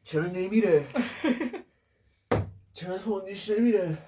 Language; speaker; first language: Persian; native; Persian